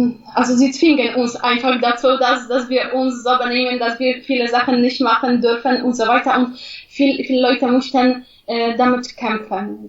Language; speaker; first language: German; non-native, fluent; Polish